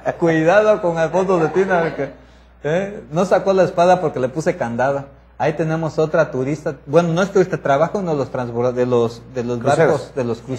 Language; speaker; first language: Spanish; native; Spanish